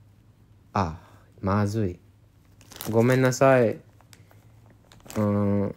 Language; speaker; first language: Japanese; non-native, learner; English